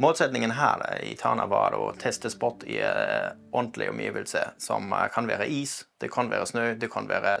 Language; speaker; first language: Norwegian; non-native, fluent; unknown